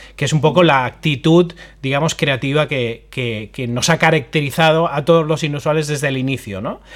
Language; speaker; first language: Spanish; non-native, local second language; Catalan